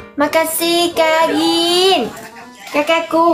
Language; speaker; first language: Indonesian; non-native, learner; Vietnamese